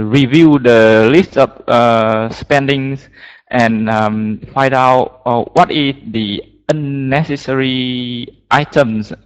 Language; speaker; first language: English; non-native, learner; Vietnamese